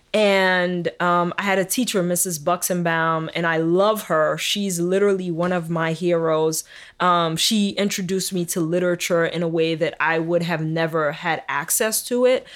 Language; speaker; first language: English; early bilingual, other home language; Haitian Creole